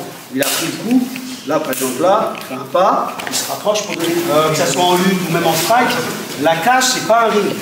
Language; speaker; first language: French; native; French